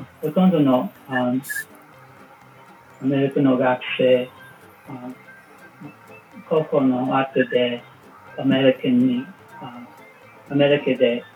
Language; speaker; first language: Japanese; non-native, learner; English